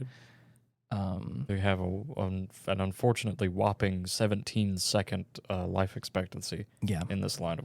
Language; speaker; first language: English; native; English